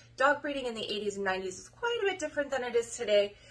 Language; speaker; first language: English; native; English